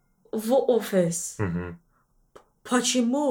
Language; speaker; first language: Russian; non-native, learner; English